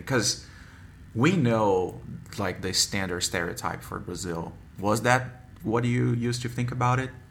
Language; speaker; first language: English; non-native, fluent; Portuguese